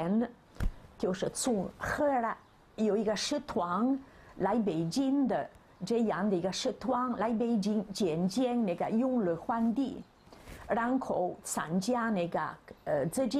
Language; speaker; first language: Chinese; non-native, fluent; Italian